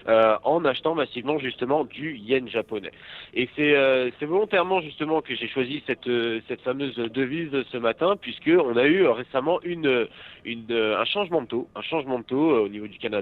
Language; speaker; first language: French; native; French